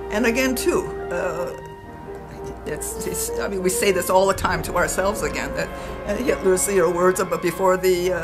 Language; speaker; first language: English; native; English